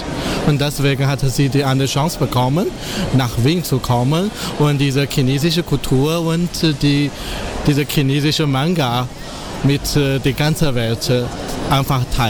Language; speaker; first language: German; non-native, fluent; Chinese